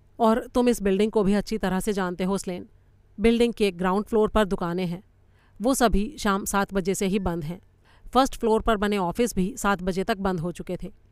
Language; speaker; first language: Hindi; native; Hindi